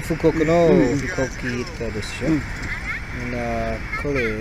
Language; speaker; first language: Japanese; non-native, learner; English